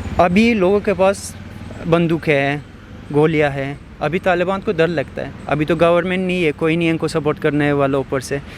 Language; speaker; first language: Hindi; non-native, fluent; Persian